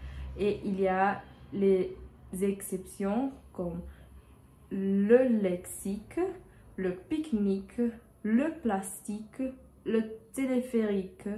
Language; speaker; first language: French; non-native, learner; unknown